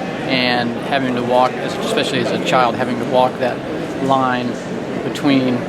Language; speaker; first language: English; non-native, fluent; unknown